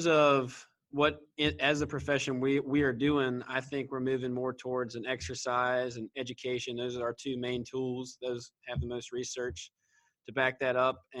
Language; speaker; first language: English; native; English